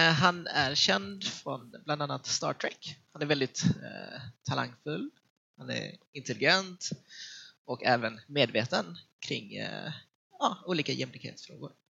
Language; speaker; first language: Swedish; early bilingual, other home language; Vietnamese